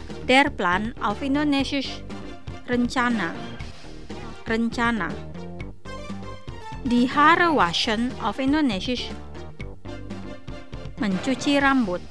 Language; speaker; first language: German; non-native, fluent; Indonesian